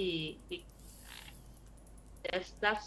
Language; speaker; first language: English; non-native, learner; Vietnamese